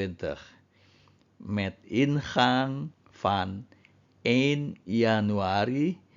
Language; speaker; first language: Dutch; non-native, fluent; Indonesian